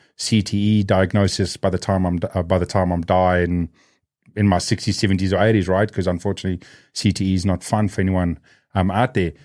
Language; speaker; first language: English; native; English